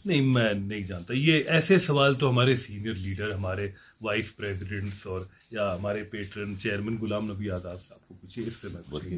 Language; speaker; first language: Hindi; non-native, local second language; Kashmiri